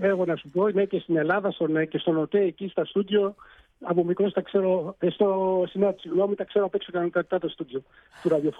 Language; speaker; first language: Greek; early bilingual, heritage; Greek